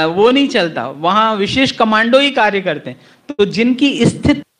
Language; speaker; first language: Hindi; native; Hindi